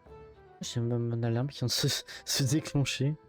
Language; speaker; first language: French; native; French